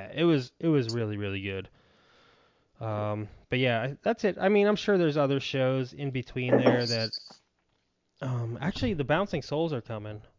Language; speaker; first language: English; native; English